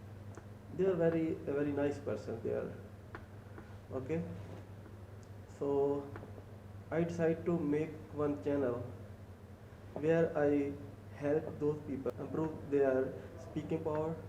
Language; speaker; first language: English; non-native, learner; Urdu